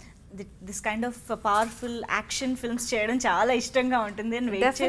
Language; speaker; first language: Telugu; native; Telugu